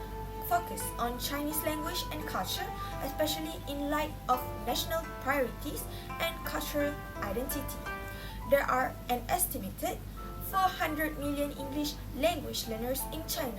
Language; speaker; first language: English; non-native, local second language; Malay